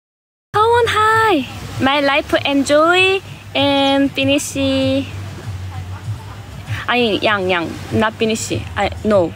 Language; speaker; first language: English; non-native, learner; Thai